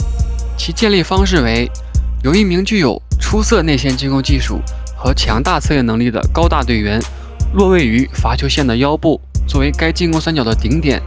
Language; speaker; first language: Chinese; native; Chinese